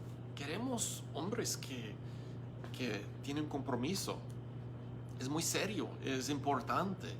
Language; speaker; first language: Spanish; non-native, learner; English